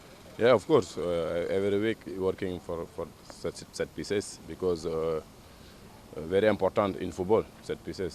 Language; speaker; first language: English; non-native, fluent; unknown